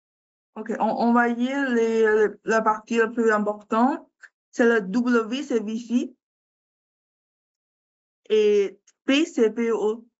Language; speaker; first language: French; non-native, learner; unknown